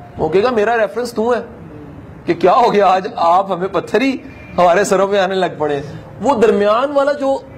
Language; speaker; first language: Urdu; non-native, local second language; Punjabi